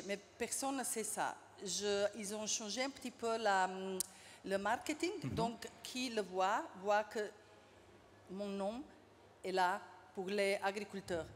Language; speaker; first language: French; non-native, fluent; Slovenian